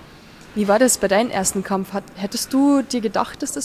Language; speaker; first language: German; native; German